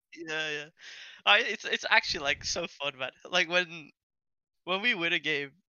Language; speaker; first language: English; non-native, fluent; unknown